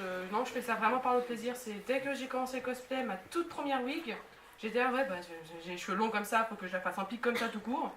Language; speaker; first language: French; native; French